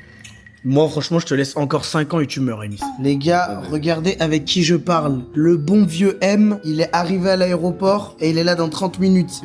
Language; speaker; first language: French; native; French